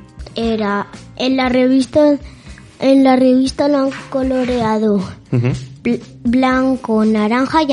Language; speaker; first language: Spanish; native; Spanish